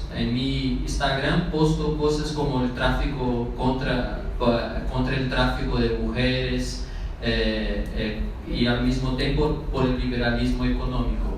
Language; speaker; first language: Spanish; non-native, fluent; Portuguese